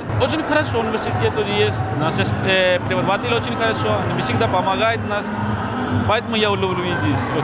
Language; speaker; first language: Russian; non-native, learner; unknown